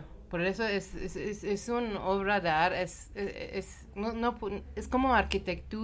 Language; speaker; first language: Spanish; non-native, learner; Persian